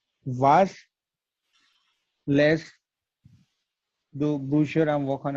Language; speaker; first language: German; non-native, learner; Gujarati